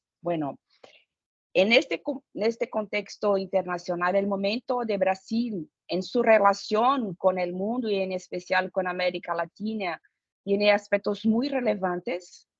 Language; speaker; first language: Spanish; non-native, fluent; Portuguese